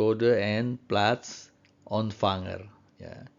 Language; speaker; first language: Dutch; non-native, fluent; Indonesian